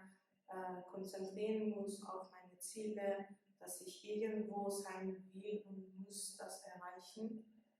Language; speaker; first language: German; early bilingual, other home language; Persian